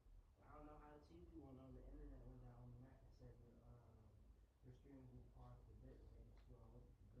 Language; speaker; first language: English; native; English